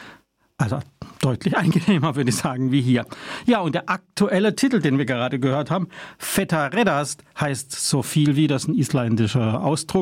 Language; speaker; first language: German; native; German